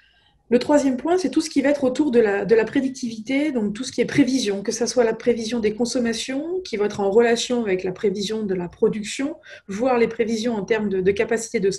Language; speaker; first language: French; native; French